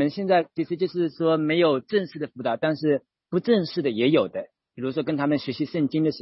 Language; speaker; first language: Chinese; native; Chinese